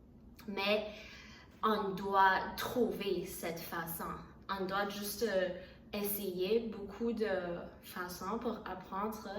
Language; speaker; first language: French; non-native, learner; Chinese